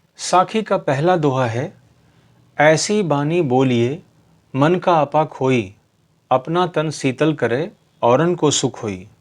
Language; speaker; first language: Hindi; native; Hindi